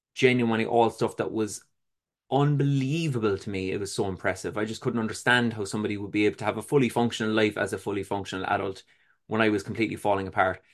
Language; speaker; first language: English; native; English